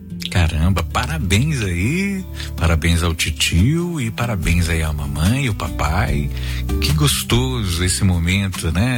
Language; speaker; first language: Portuguese; native; Portuguese